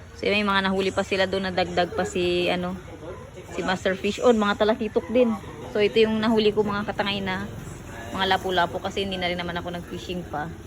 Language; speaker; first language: Filipino; native; Filipino